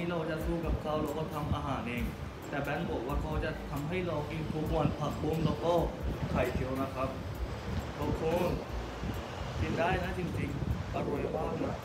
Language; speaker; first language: Thai; non-native, fluent; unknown